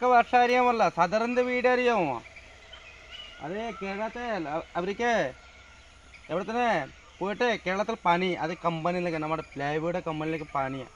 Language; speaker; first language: Malayalam; non-native, learner; Bangla